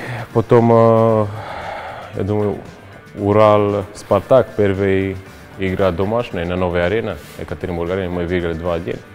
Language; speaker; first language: Russian; non-native, learner; Romanian